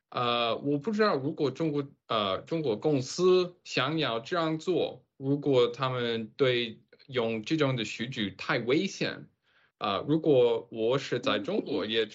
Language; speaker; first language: Chinese; non-native, fluent; English